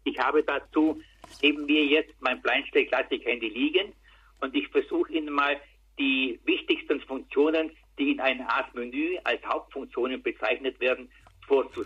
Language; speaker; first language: German; native; German